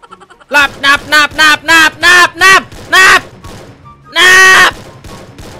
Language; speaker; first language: English; non-native, learner; Indonesian